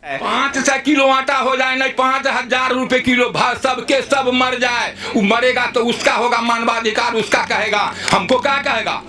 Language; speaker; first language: Hindi; native; Hindi